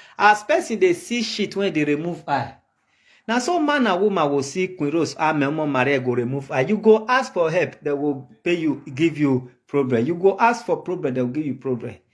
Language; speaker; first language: Nigerian Pidgin; native; Nigerian Pidgin